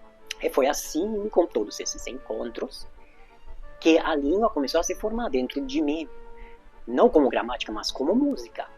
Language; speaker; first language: Portuguese; non-native, fluent; Hungarian